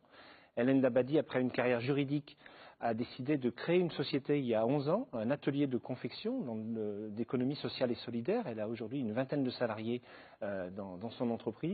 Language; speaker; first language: French; native; French